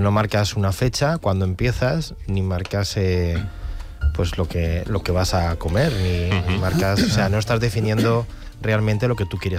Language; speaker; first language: Spanish; native; Spanish